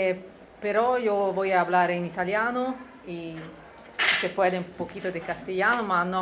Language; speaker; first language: Spanish; non-native, learner; Italian